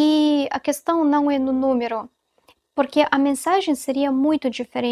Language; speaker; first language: Portuguese; non-native, fluent; Russian